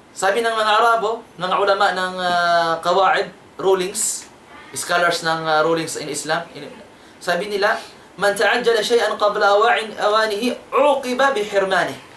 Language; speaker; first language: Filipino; non-native, local second language; Cebuano